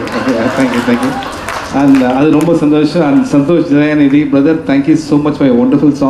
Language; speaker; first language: Tamil; native; Tamil